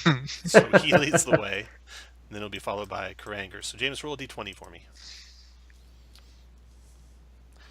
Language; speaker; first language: English; native; English